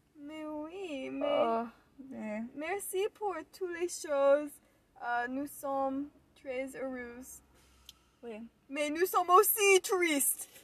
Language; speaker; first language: French; non-native, learner; English